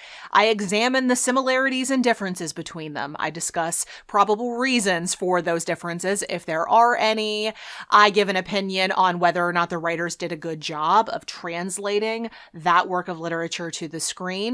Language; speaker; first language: English; native; English